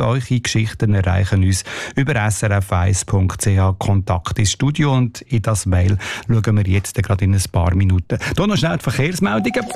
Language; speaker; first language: German; native; German